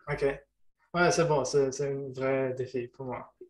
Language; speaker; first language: French; non-native, learner; German